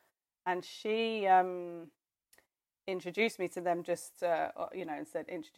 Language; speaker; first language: English; native; English